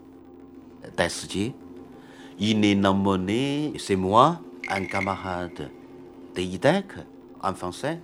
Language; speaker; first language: French; non-native, learner; Chinese